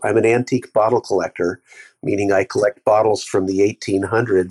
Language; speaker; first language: English; native; English